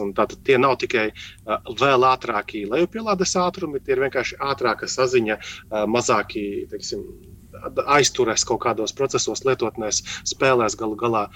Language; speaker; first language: Latvian; native; Latvian